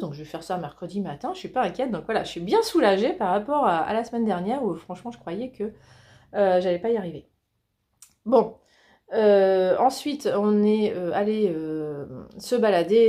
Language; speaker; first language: French; native; French